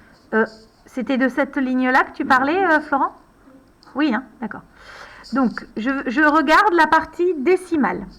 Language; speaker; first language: French; native; French